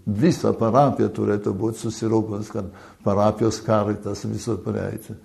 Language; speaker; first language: Lithuanian; early bilingual, heritage; Lithuanian